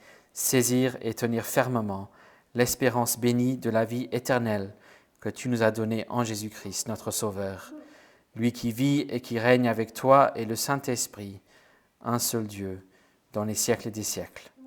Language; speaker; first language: French; native; French